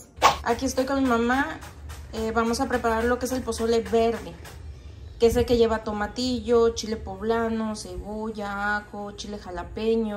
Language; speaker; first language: Spanish; native; Spanish